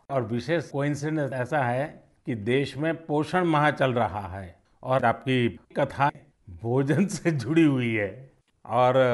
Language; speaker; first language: Hindi; non-native, local second language; Gujarati